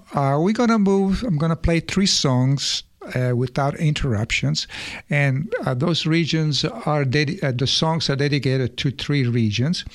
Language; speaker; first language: English; non-native, fluent; Italian